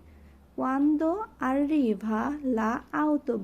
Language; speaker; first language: Italian; non-native, learner; Bangla